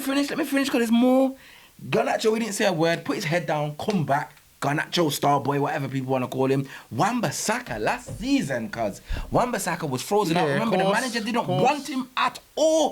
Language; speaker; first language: English; native; English